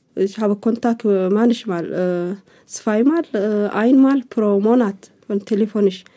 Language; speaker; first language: German; non-native, learner; Tigrinya